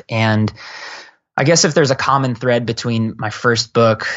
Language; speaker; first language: English; native; English